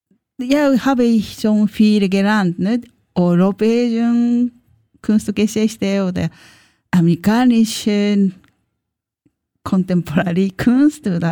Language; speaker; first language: German; non-native, learner; Japanese